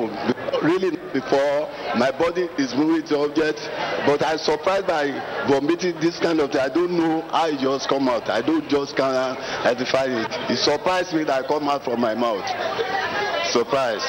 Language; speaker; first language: English; non-native, local second language; Yoruba